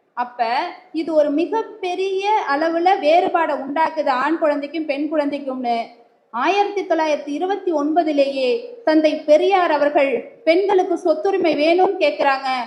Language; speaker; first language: Tamil; native; Tamil